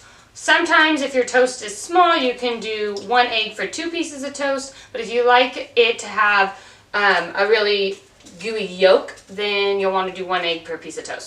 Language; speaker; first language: English; native; English